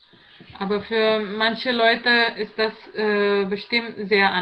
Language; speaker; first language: German; non-native, learner; Indonesian